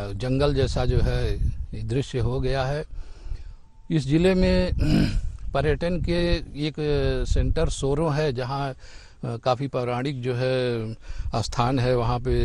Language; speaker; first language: Hindi; native; Hindi